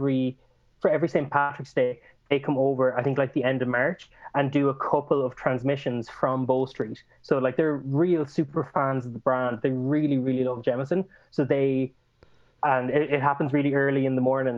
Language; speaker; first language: English; native; English